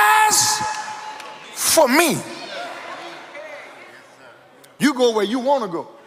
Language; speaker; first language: English; native; English